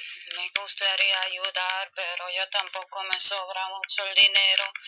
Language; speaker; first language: Spanish; non-native, fluent; German